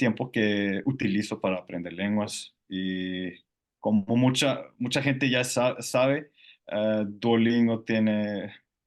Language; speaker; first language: Spanish; non-native, fluent; Finnish